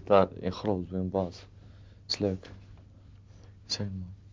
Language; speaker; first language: Dutch; non-native, learner; Arabic